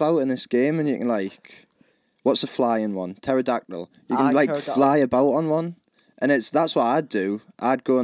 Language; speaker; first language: English; native; English